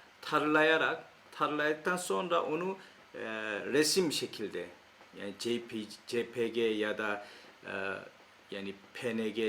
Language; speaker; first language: Turkish; non-native, fluent; Korean